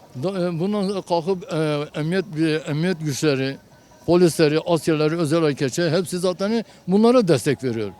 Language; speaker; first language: Turkish; non-native, local second language; Kurdish